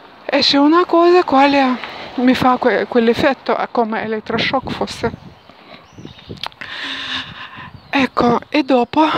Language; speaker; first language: Italian; non-native, learner; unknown